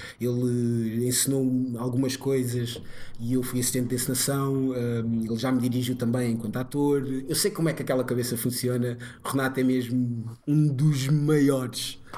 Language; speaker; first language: Portuguese; early bilingual, other home language; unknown